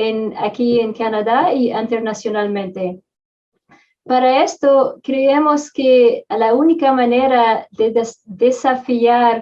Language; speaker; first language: Spanish; non-native, fluent; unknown